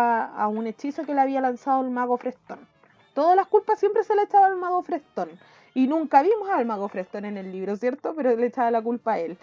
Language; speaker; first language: Spanish; native; Spanish